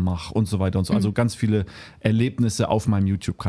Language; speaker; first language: German; early bilingual, heritage; German